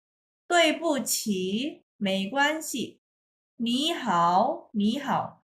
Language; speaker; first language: Chinese; non-native, fluent; Indonesian